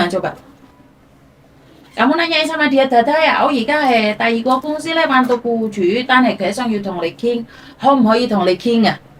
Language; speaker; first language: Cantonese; non-native, fluent; Indonesian